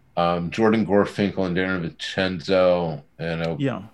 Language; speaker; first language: English; native; English